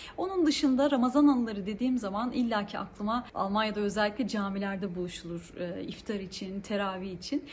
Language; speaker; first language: Turkish; early bilingual, heritage; Turkish